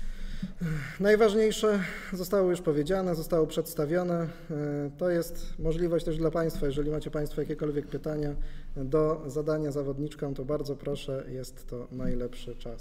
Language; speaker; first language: Polish; native; Polish